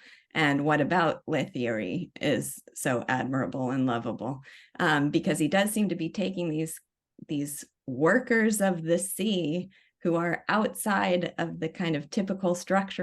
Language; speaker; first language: English; native; English